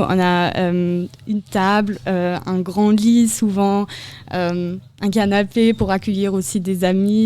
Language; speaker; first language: French; non-native, fluent; German